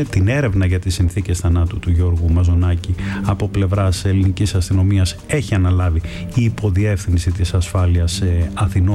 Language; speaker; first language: Greek; native; Greek